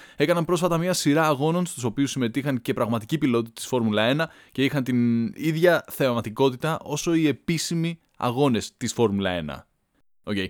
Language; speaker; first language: Greek; native; Greek